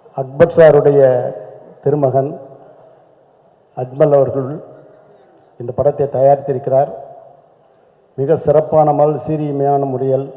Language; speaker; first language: Tamil; native; Tamil